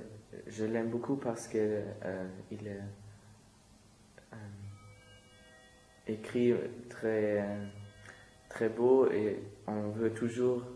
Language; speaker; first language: French; non-native, learner; German